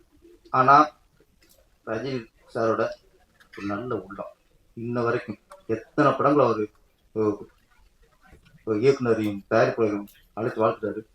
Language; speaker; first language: Tamil; native; Tamil